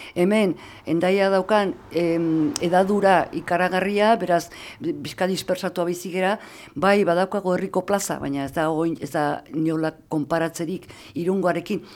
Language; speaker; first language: Basque; native; Basque